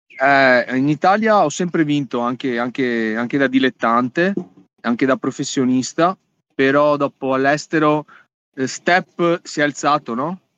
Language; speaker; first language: Italian; native; Italian